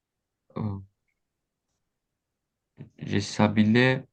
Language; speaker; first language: French; non-native, learner; Azerbaijani